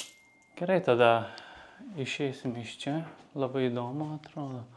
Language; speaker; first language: Lithuanian; non-native, learner; Turkish